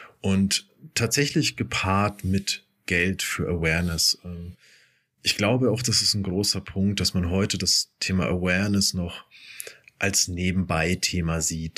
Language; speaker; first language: German; native; German